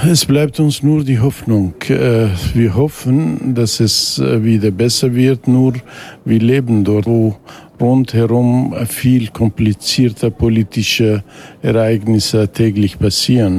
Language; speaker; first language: German; non-native, fluent; Kurdish